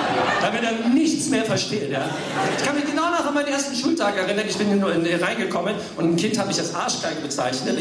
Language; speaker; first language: German; early bilingual, other home language; English